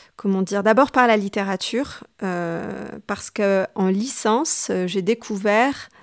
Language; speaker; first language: French; native; French